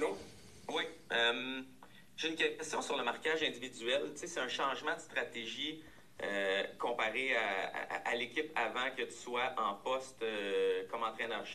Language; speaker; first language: French; native; French